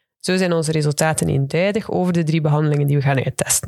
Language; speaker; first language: Dutch; native; Dutch